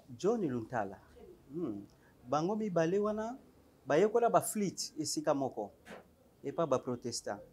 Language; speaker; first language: Lingala; non-native, local second language; Kongo